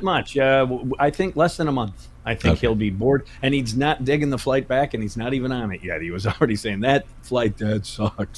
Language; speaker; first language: English; native; English